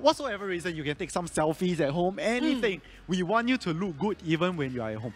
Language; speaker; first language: English; non-native, local second language; Chinese